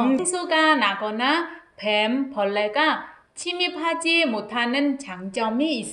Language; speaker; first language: Korean; non-native, fluent; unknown